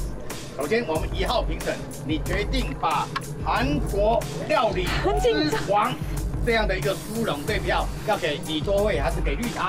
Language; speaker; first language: Chinese; native; Chinese